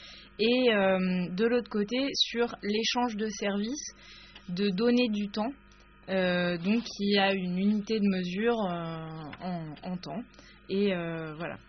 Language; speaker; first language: French; native; French